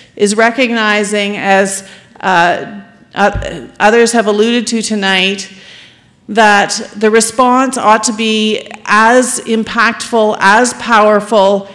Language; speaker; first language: English; native; English